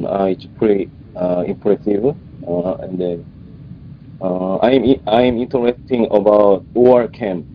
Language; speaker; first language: English; non-native, learner; Korean